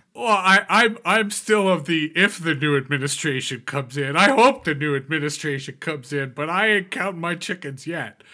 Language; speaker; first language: English; native; English